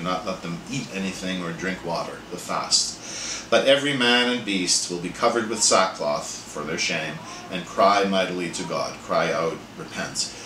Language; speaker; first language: English; native; English